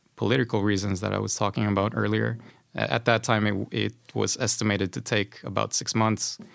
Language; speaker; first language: English; non-native, fluent; Spanish